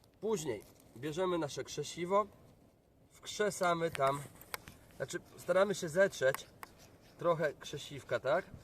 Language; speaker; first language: Polish; native; Polish